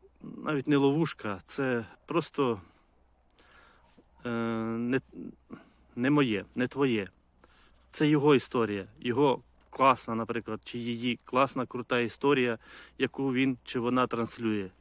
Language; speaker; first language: Ukrainian; native; Ukrainian